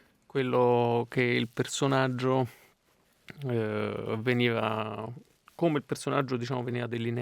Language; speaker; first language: Italian; native; Italian